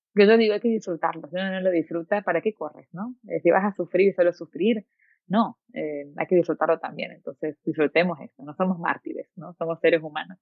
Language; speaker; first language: Spanish; native; Spanish